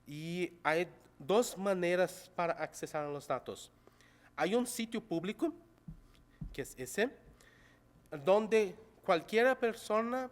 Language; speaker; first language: Spanish; non-native, local second language; Portuguese